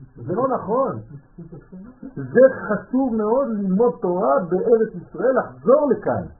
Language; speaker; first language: Hebrew; non-native, fluent; French